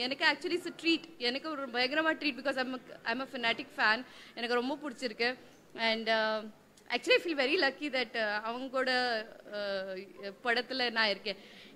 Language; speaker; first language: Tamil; non-native, learner; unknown